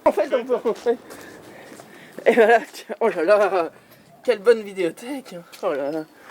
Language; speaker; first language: French; native; French